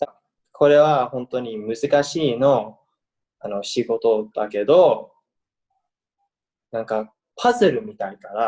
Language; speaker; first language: Japanese; early bilingual, heritage; English